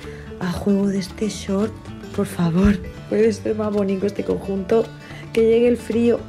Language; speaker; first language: Spanish; native; Spanish